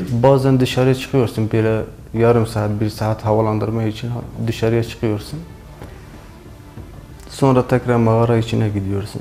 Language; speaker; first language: Turkish; non-native, learner; Kurdish